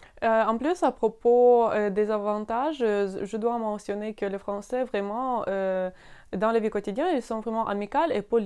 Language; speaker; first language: French; non-native, fluent; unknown